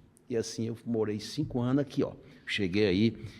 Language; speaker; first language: Portuguese; native; Portuguese